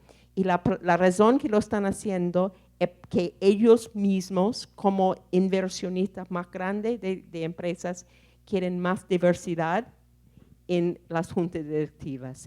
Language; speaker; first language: Spanish; non-native, fluent; English